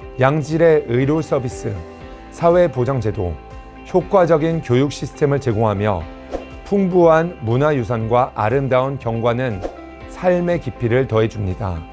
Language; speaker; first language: Korean; early bilingual, heritage; Korean